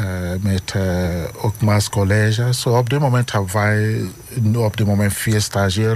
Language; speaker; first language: Dutch; non-native, fluent; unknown